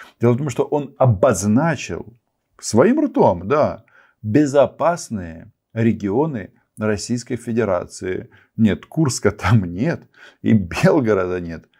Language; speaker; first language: Russian; non-native, local second language; Ukrainian